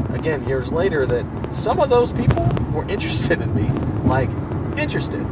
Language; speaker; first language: English; early bilingual, other home language; Spanish